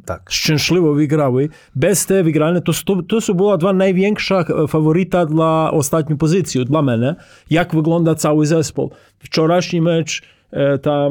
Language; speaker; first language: Polish; non-native, learner; Croatian